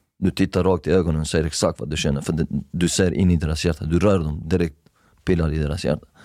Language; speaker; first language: Swedish; non-native, fluent; Persian